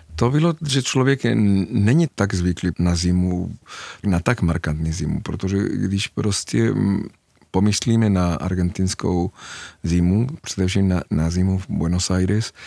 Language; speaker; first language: Czech; non-native, fluent; Spanish